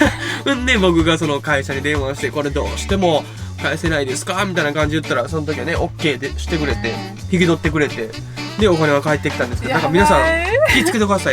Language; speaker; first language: Japanese; native; Japanese